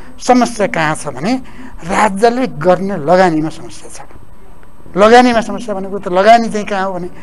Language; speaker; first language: Nepali; native; Nepali